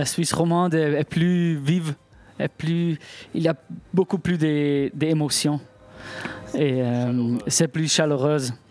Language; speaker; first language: French; non-native, local second language; Italian